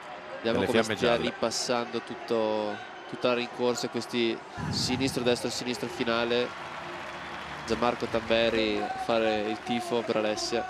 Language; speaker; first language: Italian; native; Italian